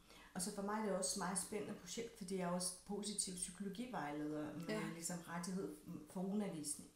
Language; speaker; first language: Danish; non-native, fluent; Russian